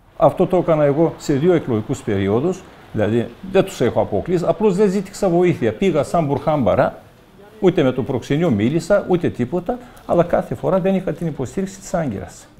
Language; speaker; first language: Greek; non-native, local second language; Turkish